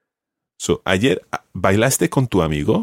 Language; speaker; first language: Spanish; non-native, fluent; English